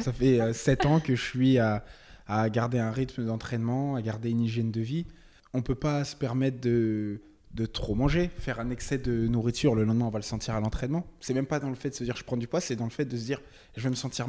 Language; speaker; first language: French; native; French